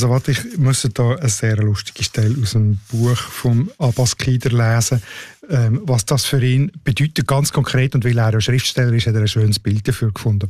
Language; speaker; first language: German; native; German